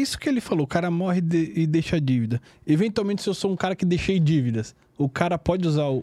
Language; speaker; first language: Portuguese; native; Portuguese